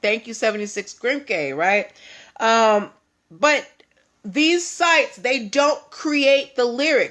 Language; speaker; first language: English; native; English